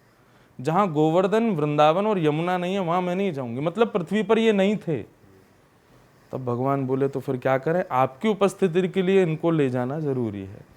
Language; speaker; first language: Hindi; native; Hindi